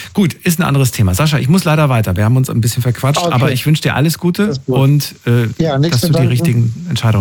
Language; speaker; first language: German; native; German